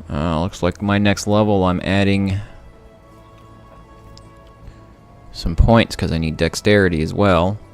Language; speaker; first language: English; native; English